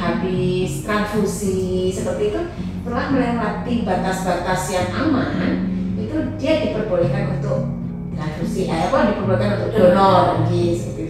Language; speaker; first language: Indonesian; native; Indonesian